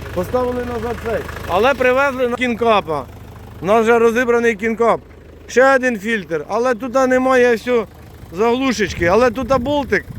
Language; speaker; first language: Ukrainian; native; Ukrainian